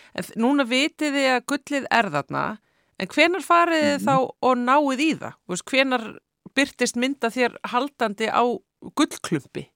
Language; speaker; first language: Icelandic; native; Icelandic